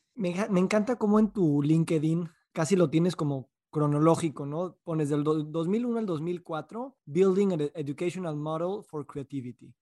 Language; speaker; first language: Spanish; native; Spanish